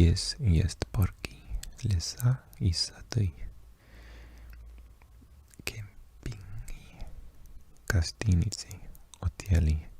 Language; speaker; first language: Russian; non-native, learner; English